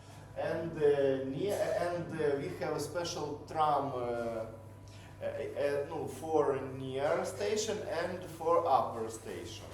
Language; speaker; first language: English; non-native, learner; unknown